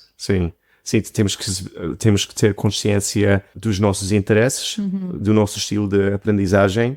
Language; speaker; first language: Portuguese; non-native, fluent; English